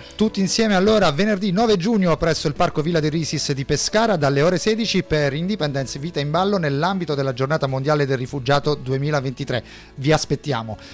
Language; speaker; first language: Italian; non-native, fluent; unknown